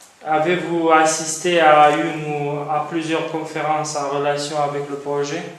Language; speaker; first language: French; non-native, fluent; Romanian